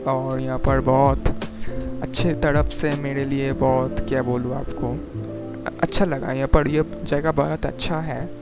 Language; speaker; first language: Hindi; non-native, local second language; Bangla